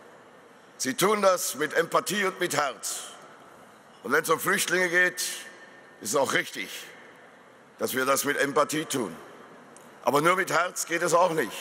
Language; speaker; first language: German; native; German